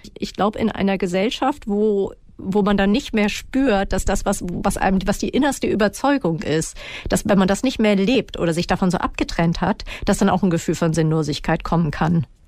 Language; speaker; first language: German; native; German